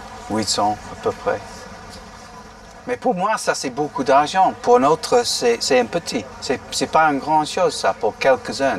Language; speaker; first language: French; non-native, fluent; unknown